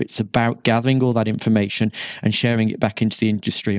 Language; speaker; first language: English; native; English